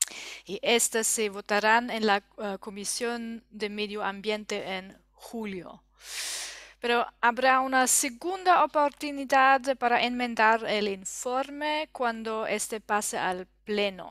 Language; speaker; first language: Spanish; non-native, learner; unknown